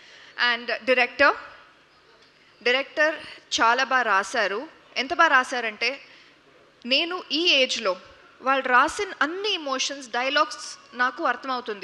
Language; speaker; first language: Telugu; non-native, local second language; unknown